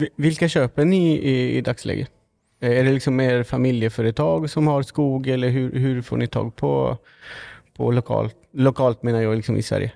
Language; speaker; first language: Swedish; native; Swedish